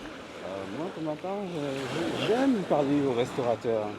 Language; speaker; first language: French; native; French